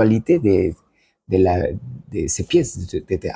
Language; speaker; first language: French; non-native, learner; Spanish